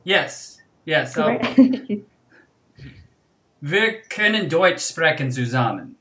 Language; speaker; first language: German; non-native, learner; English